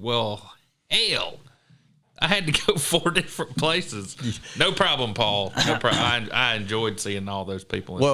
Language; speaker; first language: English; native; English